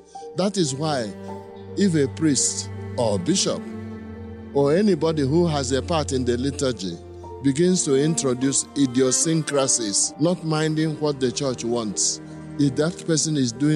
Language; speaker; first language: English; non-native, local second language; Igbo